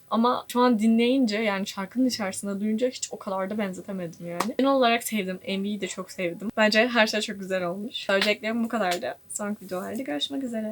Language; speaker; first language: Turkish; native; Turkish